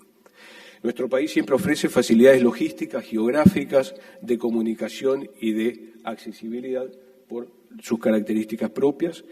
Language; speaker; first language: Spanish; native; Spanish